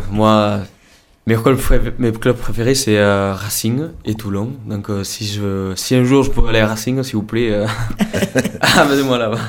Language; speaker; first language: French; non-native, fluent; Spanish